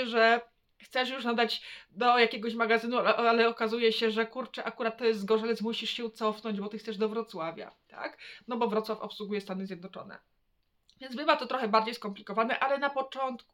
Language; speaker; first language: Polish; native; Polish